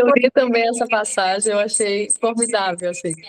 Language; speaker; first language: Portuguese; native; Portuguese